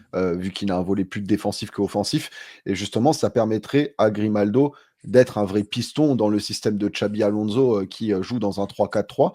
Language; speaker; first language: French; native; French